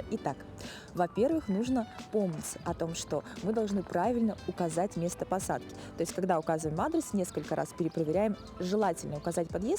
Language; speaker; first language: Russian; native; Russian